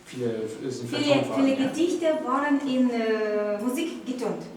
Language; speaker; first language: German; non-native, learner; Ukrainian